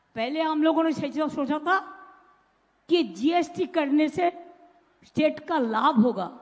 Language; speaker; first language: Hindi; non-native, local second language; Bangla